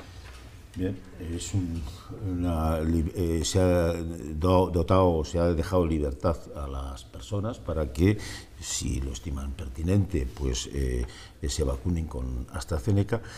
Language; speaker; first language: Spanish; native; Spanish